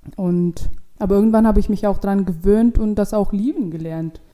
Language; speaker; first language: German; non-native, fluent; Russian